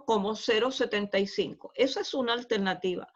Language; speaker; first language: Spanish; native; Spanish